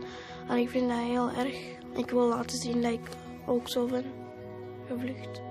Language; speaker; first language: Dutch; early bilingual, other home language; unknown